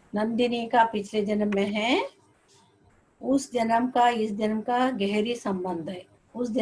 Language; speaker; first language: Hindi; non-native, local second language; Telugu